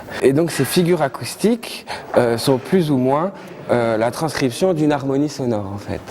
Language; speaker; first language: French; native; French